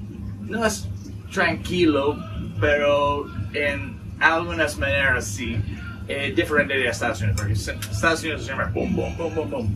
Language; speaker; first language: Spanish; non-native, learner; English